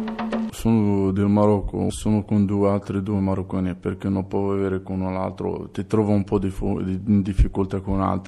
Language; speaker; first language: Italian; non-native, learner; Arabic